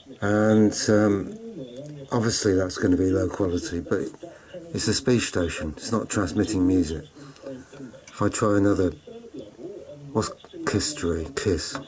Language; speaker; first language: English; native; English